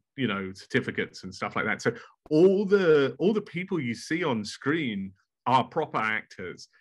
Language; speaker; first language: English; native; English